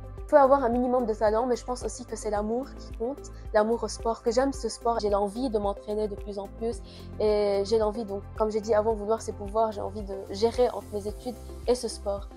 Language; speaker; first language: French; non-native, local second language; Arabic